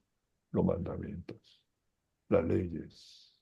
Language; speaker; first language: Spanish; non-native, fluent; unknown